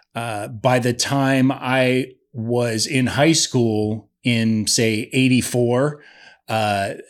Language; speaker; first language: English; native; English